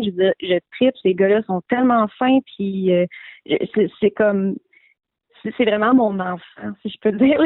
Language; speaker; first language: French; native; French